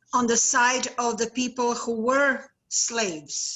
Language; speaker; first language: English; non-native, fluent; Serbian